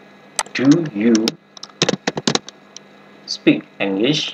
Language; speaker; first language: English; non-native, learner; Indonesian